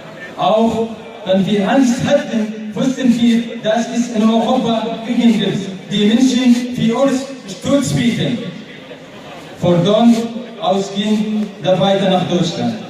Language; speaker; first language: German; non-native, learner; Arabic